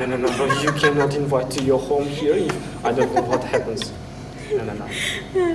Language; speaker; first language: English; non-native, fluent; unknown